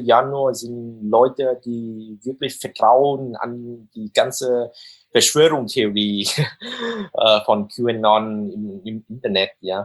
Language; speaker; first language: German; non-native, fluent; Vietnamese